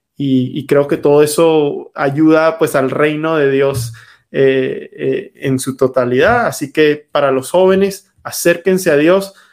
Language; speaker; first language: Spanish; native; Spanish